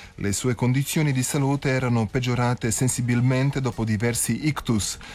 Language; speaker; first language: Italian; native; Italian